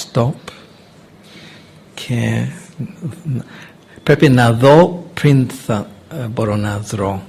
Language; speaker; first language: Greek; non-native, fluent; English